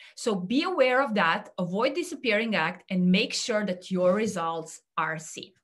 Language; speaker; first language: English; non-native, fluent; Serbian